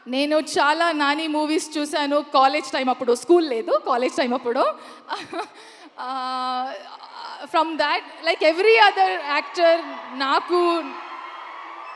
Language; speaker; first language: Telugu; non-native, learner; Kannada